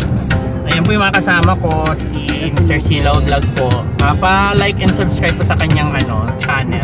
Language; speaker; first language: Filipino; native; Filipino